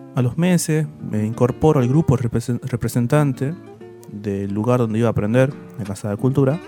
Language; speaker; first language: Spanish; native; Spanish